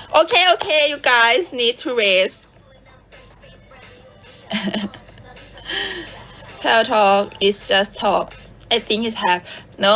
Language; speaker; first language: English; non-native, learner; Thai